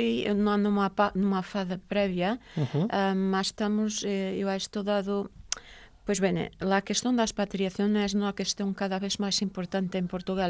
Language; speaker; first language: Spanish; non-native, fluent; Portuguese